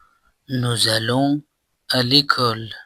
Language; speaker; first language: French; non-native, fluent; Persian